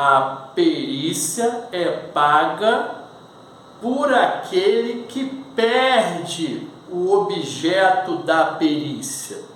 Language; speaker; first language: Portuguese; native; Portuguese